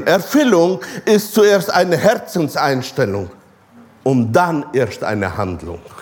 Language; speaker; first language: German; non-native, fluent; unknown